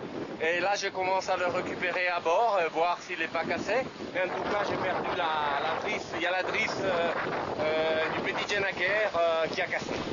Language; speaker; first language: French; non-native, fluent; Italian